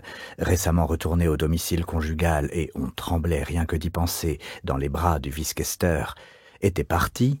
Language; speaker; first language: French; native; French